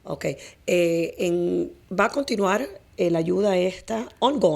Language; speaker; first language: Spanish; native; Spanish